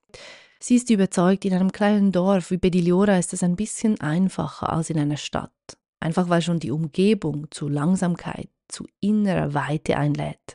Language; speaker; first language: German; native; German